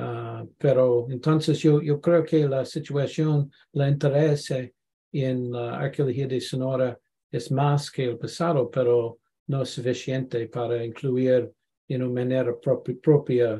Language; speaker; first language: Spanish; non-native, learner; English